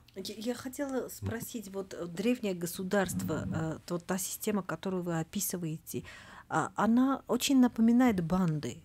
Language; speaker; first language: Russian; native; Russian